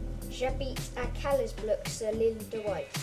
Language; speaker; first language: French; non-native, learner; English